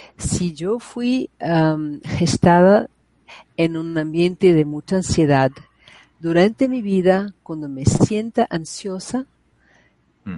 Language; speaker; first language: Spanish; non-native, fluent; Portuguese